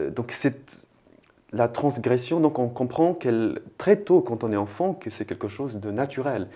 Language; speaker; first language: French; non-native, local second language; Arabic